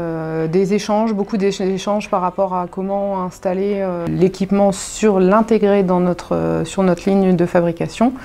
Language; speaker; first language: French; native; French